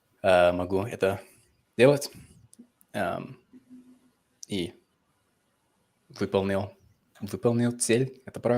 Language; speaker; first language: Russian; non-native, fluent; English